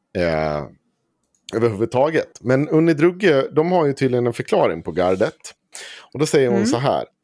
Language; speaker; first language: Swedish; native; Swedish